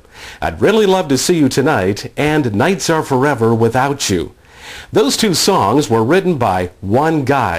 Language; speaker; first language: English; native; English